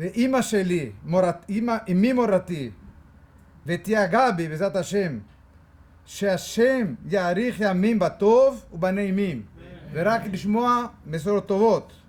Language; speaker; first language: Hebrew; non-native, fluent; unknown